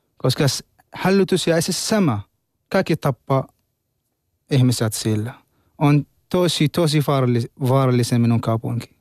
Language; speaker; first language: Finnish; non-native, learner; Arabic